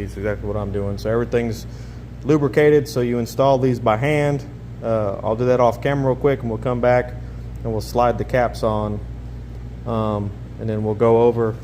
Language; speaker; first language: English; native; English